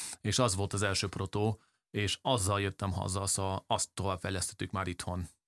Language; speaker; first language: Hungarian; early bilingual, heritage; English